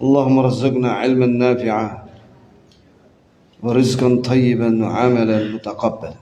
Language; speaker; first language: Arabic; non-native, fluent; Indonesian